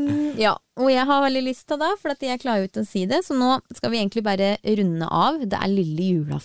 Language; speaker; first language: Norwegian; native; Norwegian